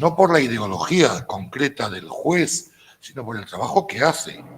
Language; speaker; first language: Spanish; native; Spanish